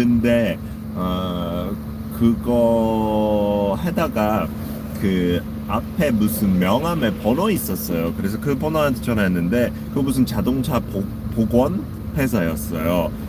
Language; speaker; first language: Korean; non-native, fluent; English